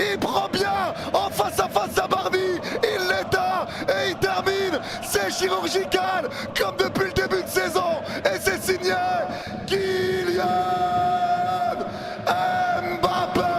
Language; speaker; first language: French; native; French